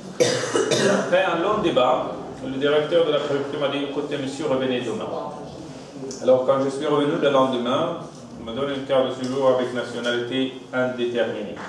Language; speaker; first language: French; non-native, fluent; Arabic